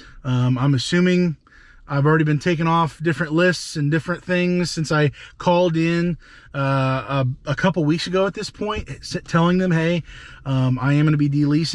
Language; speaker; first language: English; native; English